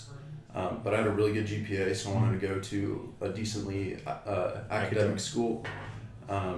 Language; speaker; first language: English; native; English